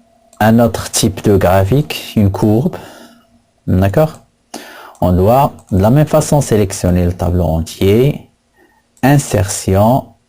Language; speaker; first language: French; non-native, local second language; Arabic